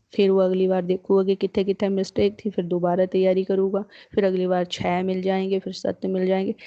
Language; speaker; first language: Hindi; non-native, local second language; Punjabi